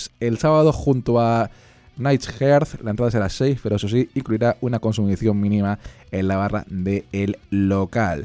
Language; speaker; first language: Spanish; native; Spanish